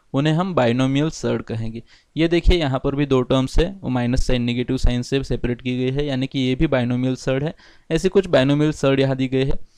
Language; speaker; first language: Hindi; non-native, local second language; Marathi